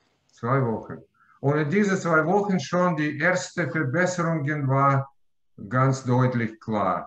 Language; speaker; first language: German; non-native, learner; Russian